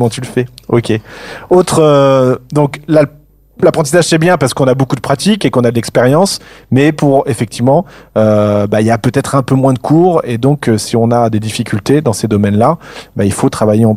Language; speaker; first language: French; native; French